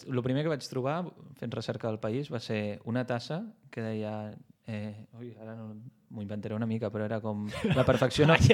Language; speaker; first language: Catalan; native; Catalan